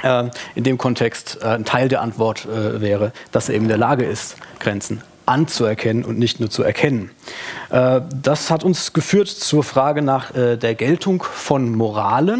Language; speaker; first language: German; native; German